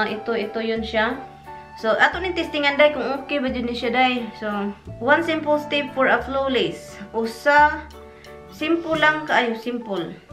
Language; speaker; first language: Cebuano; native; Cebuano